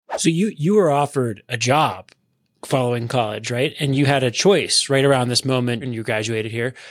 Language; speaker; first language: English; native; English